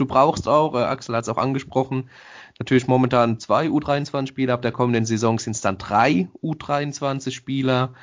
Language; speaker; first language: German; native; German